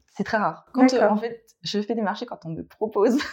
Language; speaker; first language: French; native; French